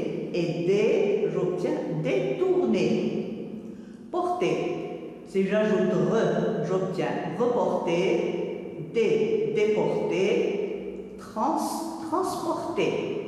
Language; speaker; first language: French; non-native, local second language; Arabic